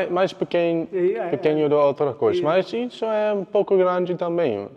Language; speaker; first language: Portuguese; non-native, learner; English